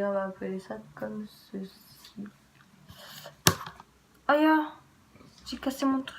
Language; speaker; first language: French; native; French